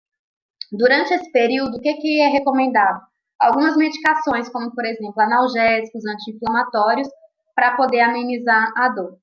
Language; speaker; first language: Portuguese; native; Portuguese